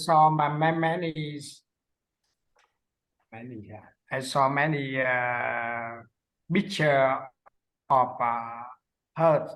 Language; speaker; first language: English; non-native, learner; Vietnamese